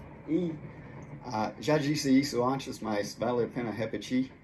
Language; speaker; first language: Portuguese; non-native, fluent; English